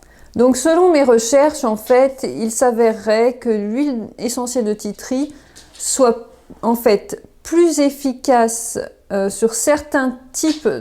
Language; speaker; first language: French; native; French